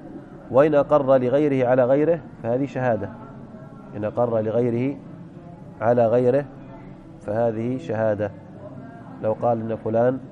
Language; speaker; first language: Arabic; native; Arabic